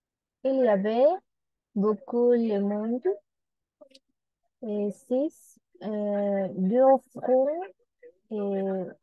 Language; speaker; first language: French; non-native, learner; Spanish